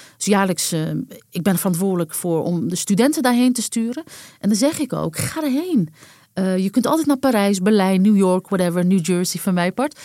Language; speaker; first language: Dutch; early bilingual, other home language; Arabic